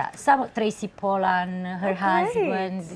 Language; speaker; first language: English; non-native, fluent; Romanian